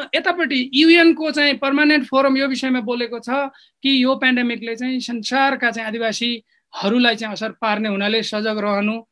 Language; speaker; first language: Nepali; non-native, local second language; Eastern Tamang